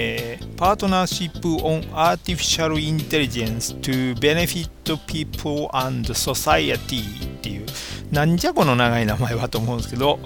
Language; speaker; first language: Japanese; native; Japanese